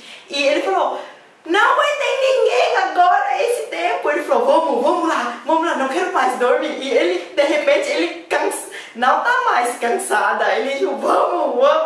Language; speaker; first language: Portuguese; non-native, learner; Thai